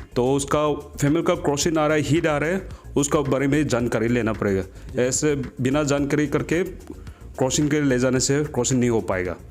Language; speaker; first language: Hindi; non-native, local second language; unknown